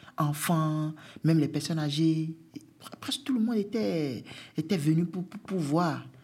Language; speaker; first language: French; non-native, local second language; Fon